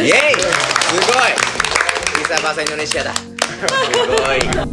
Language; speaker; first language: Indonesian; non-native, learner; Japanese